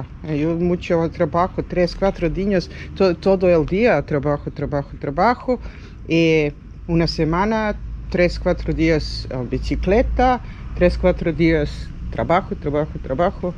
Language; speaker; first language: Spanish; non-native, learner; Serbian